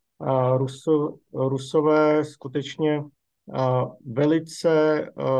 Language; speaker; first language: Czech; native; Czech